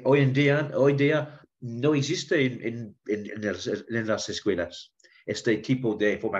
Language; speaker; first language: Spanish; non-native, learner; English